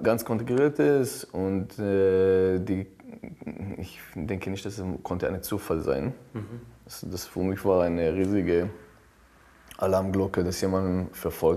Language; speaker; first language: German; non-native, fluent; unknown